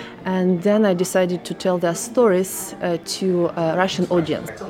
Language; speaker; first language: English; non-native, fluent; Russian